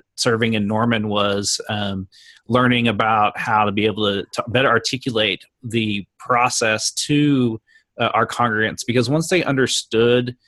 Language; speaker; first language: English; native; English